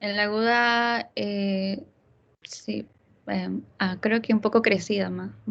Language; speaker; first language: Spanish; native; Spanish